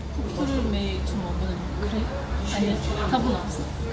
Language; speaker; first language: Korean; non-native, fluent; Turkish